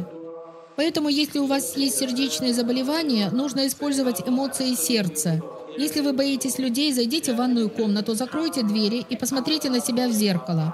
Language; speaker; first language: Russian; native; Russian